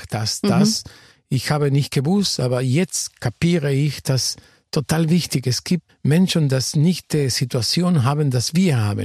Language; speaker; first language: German; non-native, fluent; Spanish